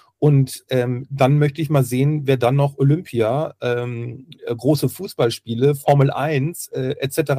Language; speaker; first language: German; native; German